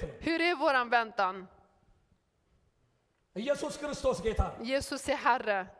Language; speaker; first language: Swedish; non-native, fluent; Amharic